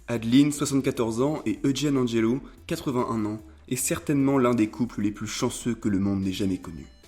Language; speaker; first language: French; native; French